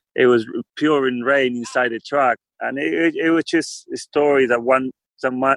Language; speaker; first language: English; non-native, fluent; Spanish